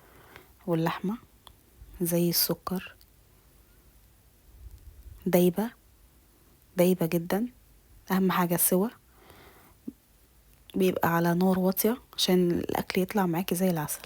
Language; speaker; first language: Arabic; native; Arabic